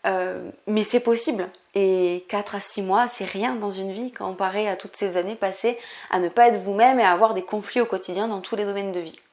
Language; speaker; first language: French; native; French